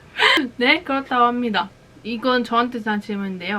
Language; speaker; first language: Korean; native; Korean